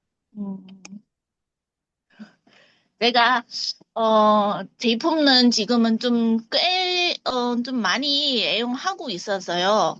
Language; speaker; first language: Korean; non-native, learner; Chinese